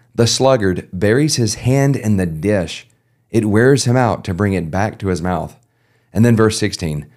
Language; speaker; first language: English; native; English